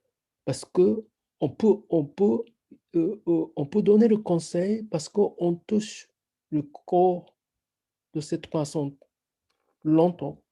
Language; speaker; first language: French; non-native, fluent; Japanese